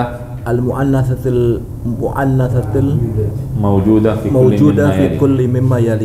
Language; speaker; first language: Arabic; non-native, learner; Indonesian